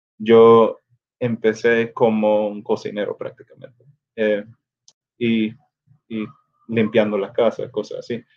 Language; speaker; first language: Spanish; early bilingual, other home language; English